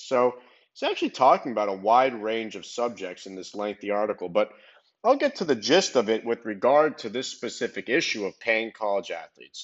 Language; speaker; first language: English; native; English